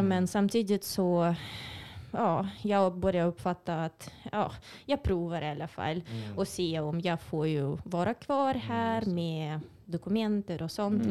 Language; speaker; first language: Swedish; non-native, fluent; Russian